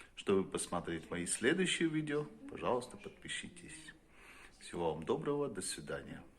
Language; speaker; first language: Russian; non-native, fluent; Hindi